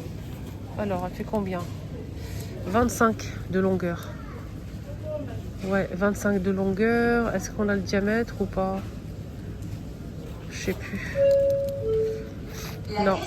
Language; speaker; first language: French; native; French